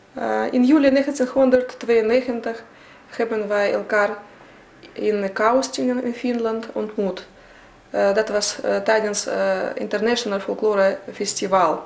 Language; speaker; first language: Dutch; non-native, fluent; Russian